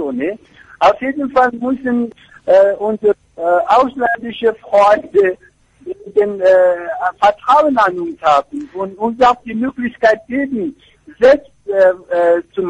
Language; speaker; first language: German; non-native, fluent; Persian